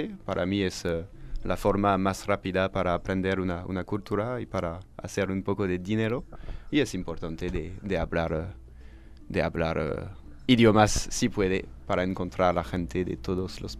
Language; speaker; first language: Spanish; non-native, learner; French